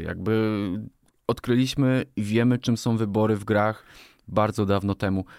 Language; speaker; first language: Polish; native; Polish